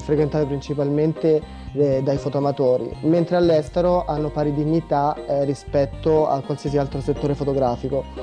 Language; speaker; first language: Italian; native; Italian